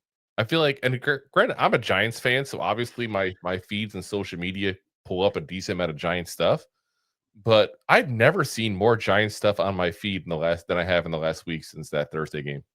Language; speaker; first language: English; native; English